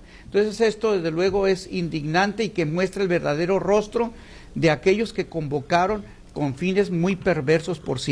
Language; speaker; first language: Spanish; native; Spanish